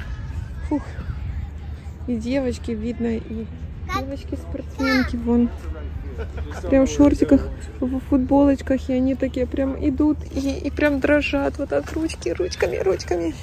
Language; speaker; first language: Russian; native; Russian